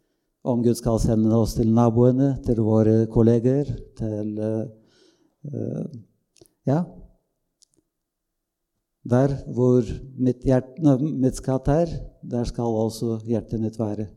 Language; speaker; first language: Norwegian; non-native, fluent; Bulgarian